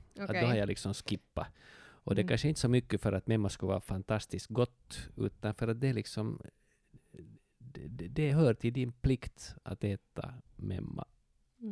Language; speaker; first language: Swedish; native; Swedish